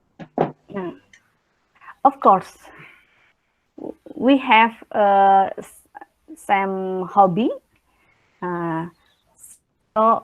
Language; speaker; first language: English; non-native, learner; Indonesian